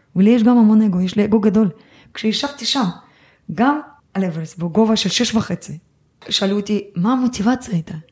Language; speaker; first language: Hebrew; early bilingual, other home language; Russian